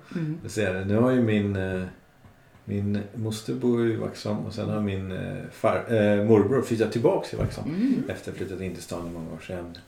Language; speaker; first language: Swedish; native; Swedish